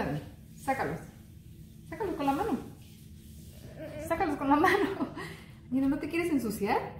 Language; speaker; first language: Spanish; native; Spanish